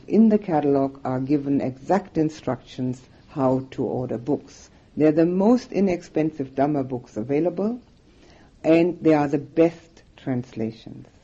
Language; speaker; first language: English; non-native, fluent; German